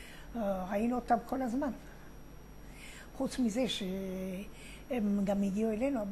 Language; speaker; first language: Hebrew; non-native, fluent; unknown